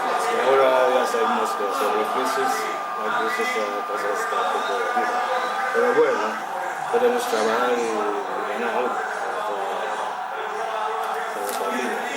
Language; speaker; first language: Spanish; non-native, learner; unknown